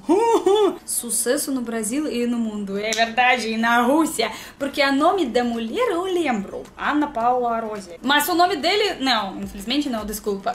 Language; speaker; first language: Portuguese; non-native, learner; Russian